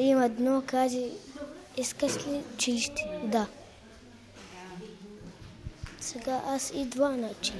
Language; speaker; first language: Bulgarian; non-native, learner; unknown